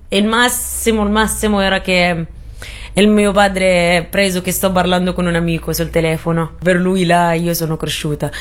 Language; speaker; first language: Italian; non-native, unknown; Arabic